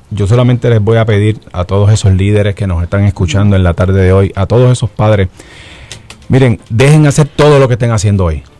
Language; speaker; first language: Spanish; native; Spanish